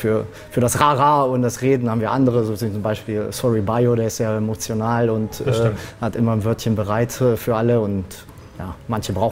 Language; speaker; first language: German; native; German